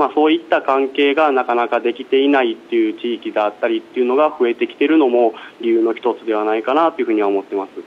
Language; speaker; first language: Japanese; native; Japanese